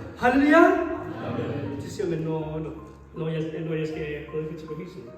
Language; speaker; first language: Danish; non-native, fluent; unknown